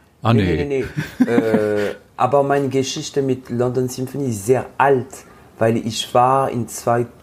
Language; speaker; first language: German; non-native, learner; French